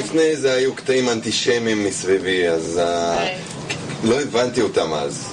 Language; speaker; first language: Hebrew; non-native, fluent; Russian